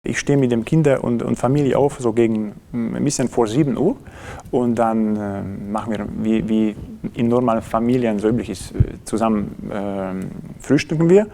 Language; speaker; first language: German; non-native, fluent; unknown